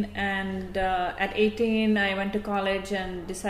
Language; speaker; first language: English; non-native, local second language; Hindi